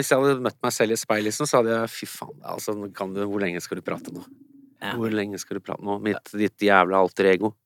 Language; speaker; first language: Norwegian; early bilingual, other home language; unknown